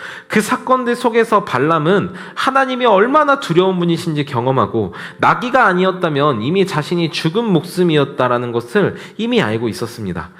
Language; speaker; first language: Korean; native; Korean